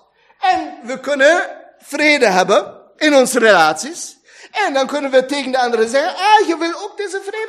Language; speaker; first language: Dutch; non-native, fluent; German